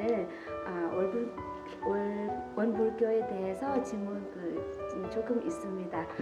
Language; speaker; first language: Korean; non-native, learner; Vietnamese